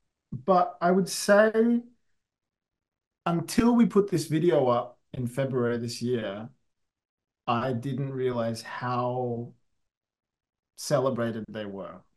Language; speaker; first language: English; native; English